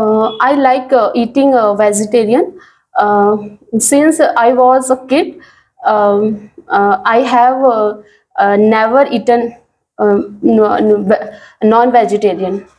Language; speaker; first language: English; non-native, learner; Hindi